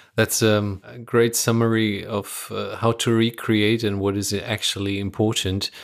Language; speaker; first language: English; non-native, fluent; Persian